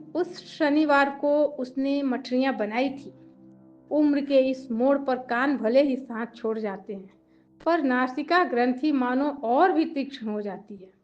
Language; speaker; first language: Hindi; native; Hindi